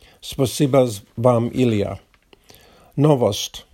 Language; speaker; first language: Russian; non-native, learner; English